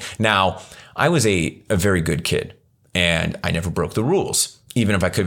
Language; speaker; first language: English; native; English